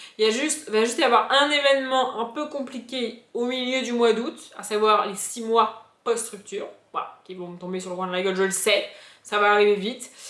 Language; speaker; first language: French; native; French